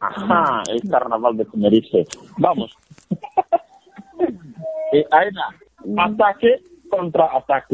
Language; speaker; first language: Spanish; non-native, fluent; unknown